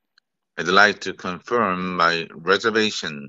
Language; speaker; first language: English; non-native, learner; Korean